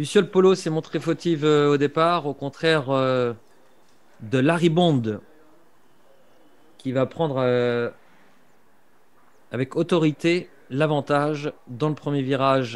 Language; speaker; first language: French; native; French